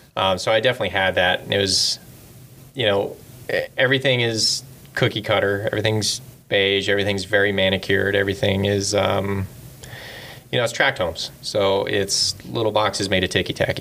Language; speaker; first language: English; native; English